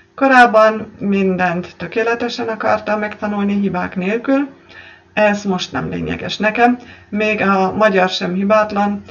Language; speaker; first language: Hungarian; non-native, fluent; German